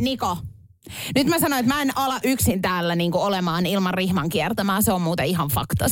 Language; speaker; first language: Finnish; native; Finnish